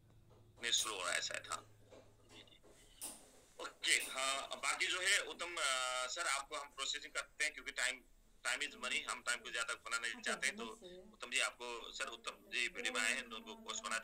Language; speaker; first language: Hindi; native; Hindi